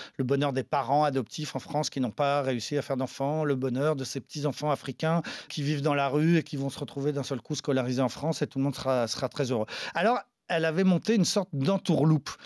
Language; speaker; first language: French; native; French